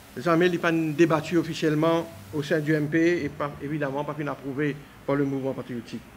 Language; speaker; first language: French; non-native, local second language; Morisyen